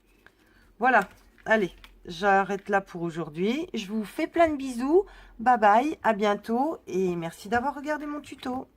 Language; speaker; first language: French; native; French